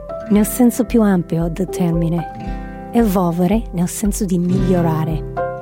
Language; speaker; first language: Italian; non-native, fluent; English